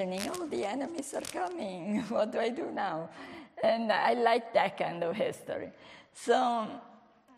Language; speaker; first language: English; non-native, fluent; Italian